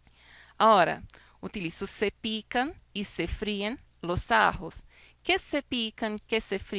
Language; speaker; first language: Spanish; non-native, fluent; Portuguese